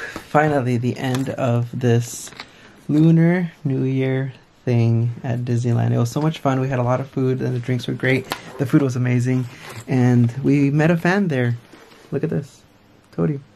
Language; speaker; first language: English; native; English